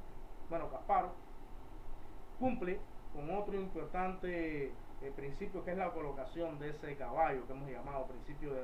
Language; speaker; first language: Spanish; native; Spanish